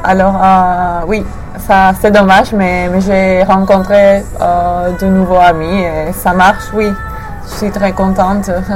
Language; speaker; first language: French; non-native, fluent; English